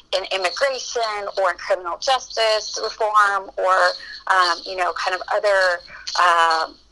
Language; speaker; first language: English; early bilingual, other home language; Spanish